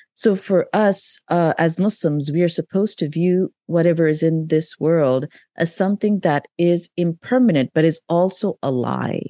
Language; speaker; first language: English; non-native, local second language; Urdu